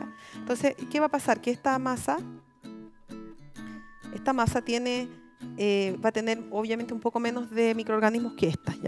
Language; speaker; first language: Spanish; native; Spanish